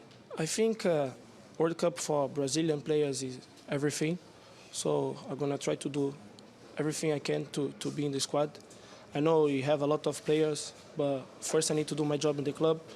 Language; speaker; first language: English; non-native, learner; Portuguese